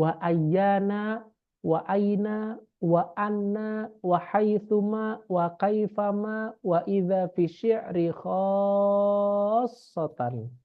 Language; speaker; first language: Arabic; non-native, fluent; Indonesian